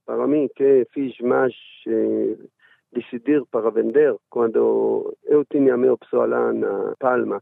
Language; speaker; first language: Portuguese; non-native, learner; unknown